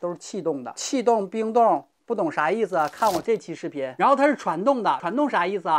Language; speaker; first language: Chinese; native; Chinese